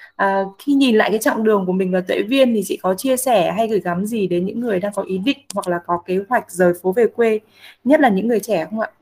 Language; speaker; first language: Vietnamese; native; Vietnamese